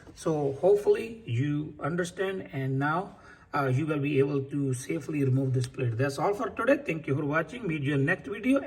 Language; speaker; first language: English; non-native, fluent; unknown